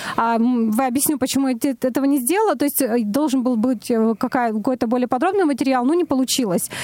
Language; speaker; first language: Russian; native; Russian